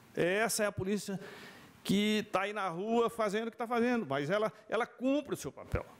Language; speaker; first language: Portuguese; native; Portuguese